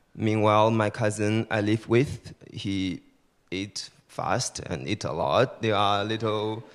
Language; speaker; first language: English; early bilingual, other home language; Chinese